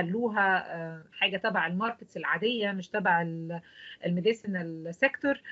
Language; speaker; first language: Arabic; native; Arabic